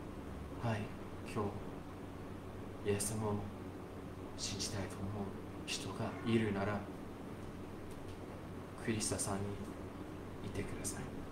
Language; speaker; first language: Japanese; non-native, fluent; English